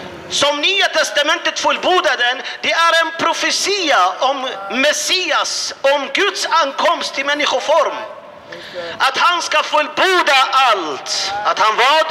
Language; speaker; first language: Swedish; non-native, fluent; Arabic